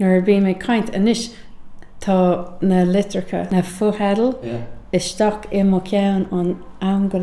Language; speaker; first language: Irish; non-native, learner; English